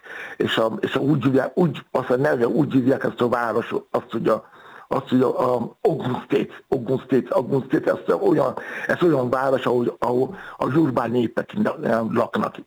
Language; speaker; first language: Hungarian; non-native, fluent; Yoruba